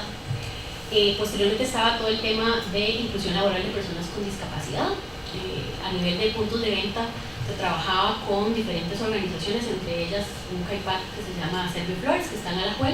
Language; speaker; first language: Spanish; native; Spanish